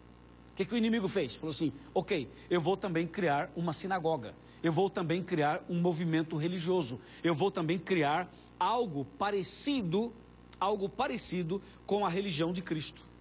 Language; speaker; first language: Portuguese; native; Portuguese